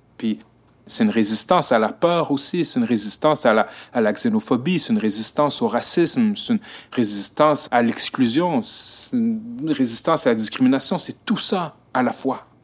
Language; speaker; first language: French; native; French